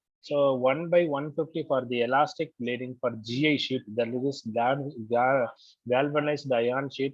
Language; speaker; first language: English; non-native, local second language; Tamil